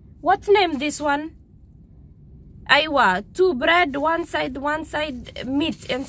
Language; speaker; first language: English; non-native, learner; Arabic